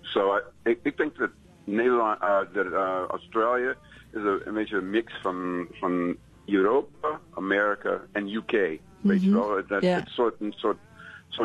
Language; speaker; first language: Dutch; non-native, fluent; English